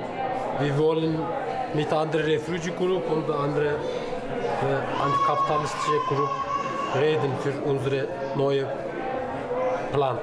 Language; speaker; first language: German; non-native, learner; Turkish